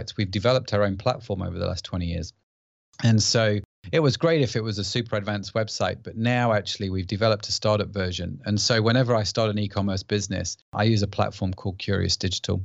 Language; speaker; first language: English; native; English